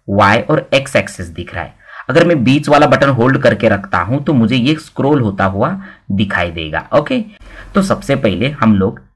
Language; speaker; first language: Hindi; non-native, local second language; Marathi